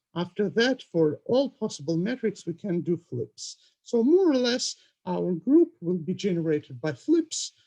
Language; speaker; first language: English; non-native, fluent; Russian